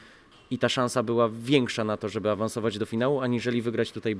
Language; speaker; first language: Polish; native; Polish